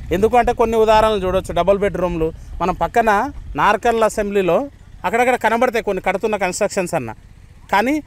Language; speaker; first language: Telugu; native; Telugu